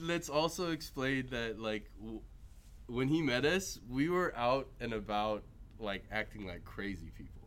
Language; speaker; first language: English; early bilingual, other home language; Korean